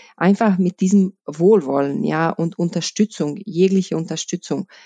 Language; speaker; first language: German; non-native, fluent; Bosnian